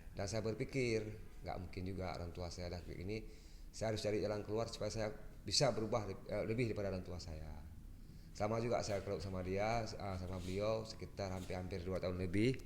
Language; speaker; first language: Indonesian; non-native, local second language; Achinese